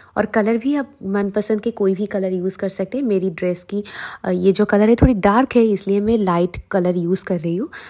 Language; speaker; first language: Hindi; non-native, local second language; Bangla